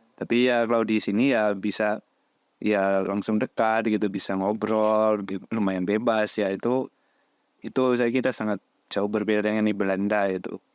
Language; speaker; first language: Indonesian; non-native, fluent; Dutch